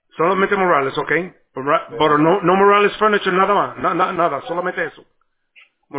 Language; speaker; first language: Spanish; early bilingual, heritage; Spanish